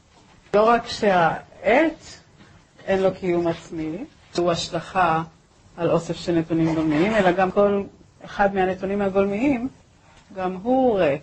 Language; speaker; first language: Hebrew; native; Hebrew